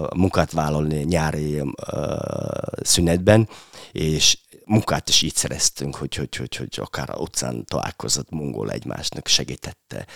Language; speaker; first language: Hungarian; non-native, fluent; Mongolian